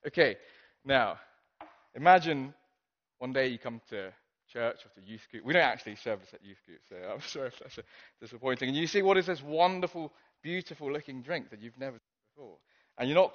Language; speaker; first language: English; non-native, local second language; Cantonese